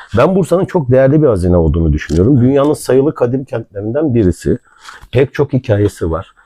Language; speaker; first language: Turkish; native; Turkish